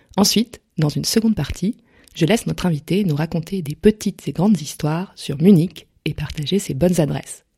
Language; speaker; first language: French; native; French